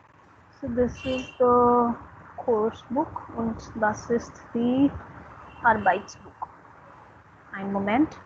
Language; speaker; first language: German; non-native, fluent; Hindi